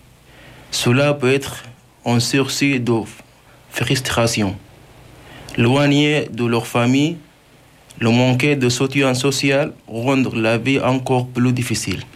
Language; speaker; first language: French; non-native, learner; Arabic